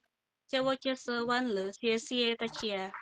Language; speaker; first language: Chinese; non-native, learner; Indonesian